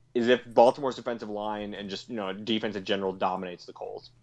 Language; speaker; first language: English; native; English